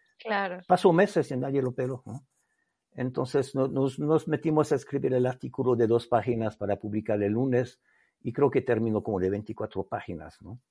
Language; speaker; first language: Spanish; non-native, fluent; French